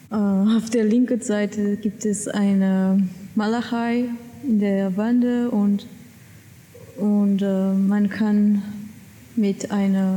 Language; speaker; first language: German; non-native, learner; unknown